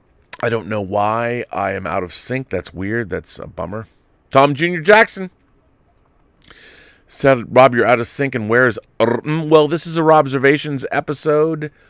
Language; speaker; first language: English; native; English